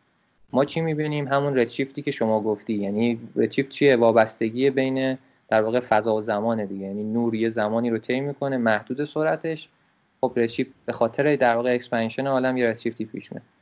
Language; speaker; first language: Persian; native; Persian